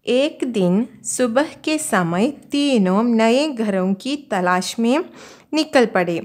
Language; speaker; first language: Hindi; non-native, local second language; Malayalam